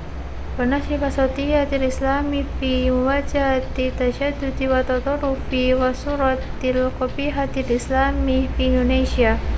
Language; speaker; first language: Arabic; non-native, learner; Indonesian